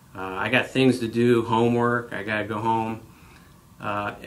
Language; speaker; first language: English; native; English